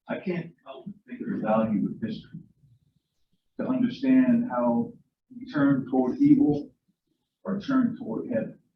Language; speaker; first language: English; native; English